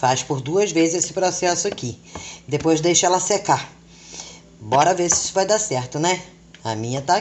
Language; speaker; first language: Portuguese; native; Portuguese